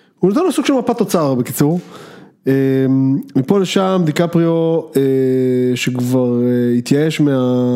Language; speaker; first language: Hebrew; native; Hebrew